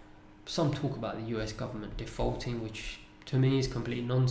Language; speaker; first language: English; native; English